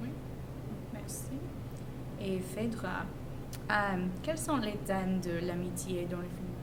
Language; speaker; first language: French; non-native, learner; English